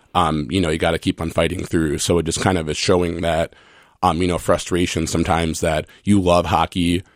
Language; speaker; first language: English; native; English